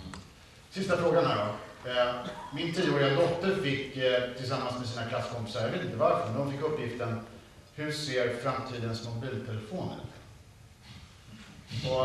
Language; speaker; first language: Swedish; native; Swedish